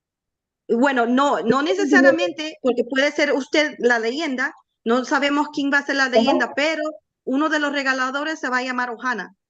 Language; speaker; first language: Spanish; native; Spanish